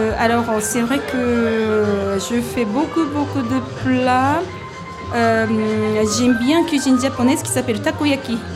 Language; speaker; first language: French; non-native, learner; Japanese